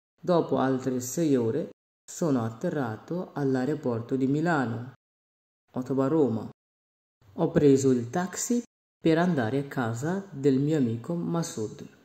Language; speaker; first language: Italian; non-native, fluent; Bangla